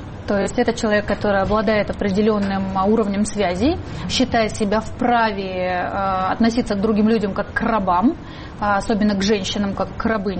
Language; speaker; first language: Russian; native; Russian